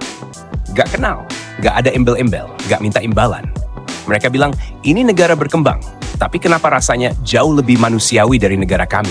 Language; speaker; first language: Indonesian; native; Indonesian